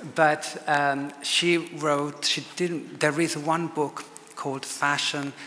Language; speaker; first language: English; non-native, fluent; Italian